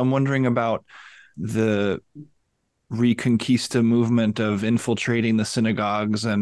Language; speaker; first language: English; native; English